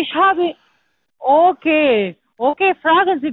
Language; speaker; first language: German; non-native, learner; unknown